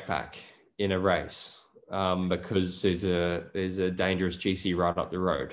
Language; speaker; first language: English; native; English